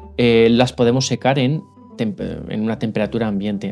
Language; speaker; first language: Spanish; native; Spanish